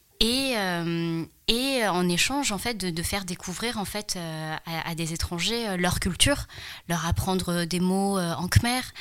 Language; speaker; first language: French; early bilingual, other home language; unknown